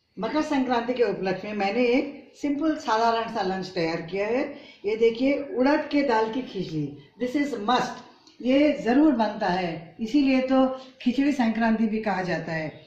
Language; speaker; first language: Hindi; non-native, local second language; Bangla